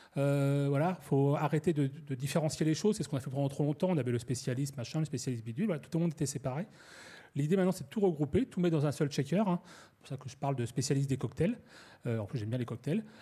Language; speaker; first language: French; native; French